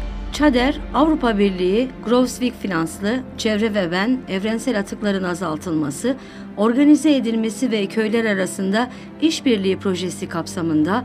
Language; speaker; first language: Turkish; native; Turkish